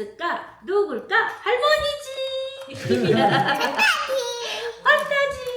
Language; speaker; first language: Korean; native; Korean